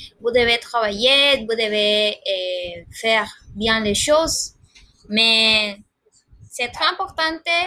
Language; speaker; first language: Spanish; non-native, learner; French